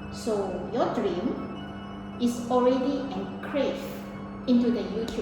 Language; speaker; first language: English; non-native, learner; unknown